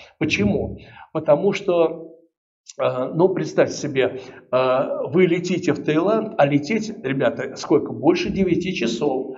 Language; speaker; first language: Russian; native; Russian